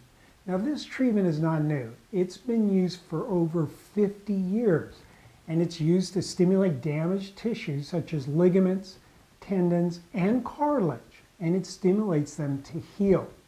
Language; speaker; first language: English; native; English